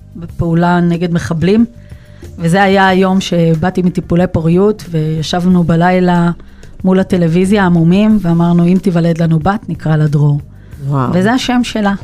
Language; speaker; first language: Hebrew; native; Hebrew